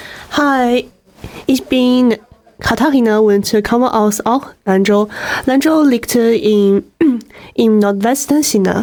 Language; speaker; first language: German; non-native, learner; Chinese